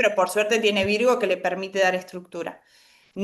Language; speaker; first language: Spanish; native; Spanish